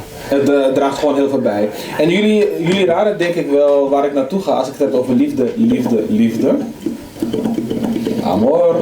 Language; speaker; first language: Dutch; native; Dutch